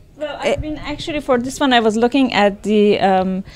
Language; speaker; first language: English; non-native, fluent; Persian